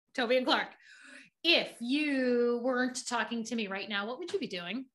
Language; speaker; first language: English; native; English